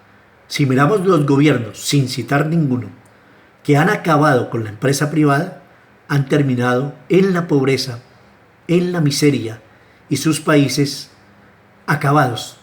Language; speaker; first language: Spanish; native; Spanish